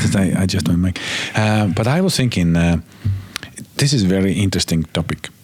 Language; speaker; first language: English; non-native, fluent; Estonian